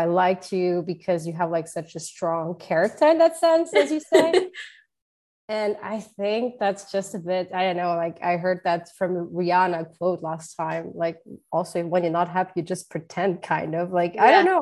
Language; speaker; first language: English; non-native, fluent; Portuguese